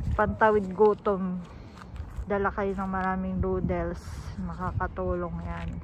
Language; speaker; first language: Filipino; native; Filipino